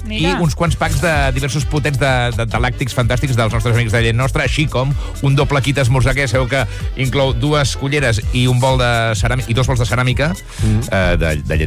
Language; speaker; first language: Catalan; native; Catalan